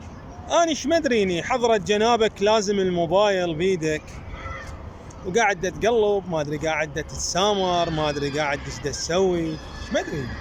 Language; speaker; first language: Arabic; native; Arabic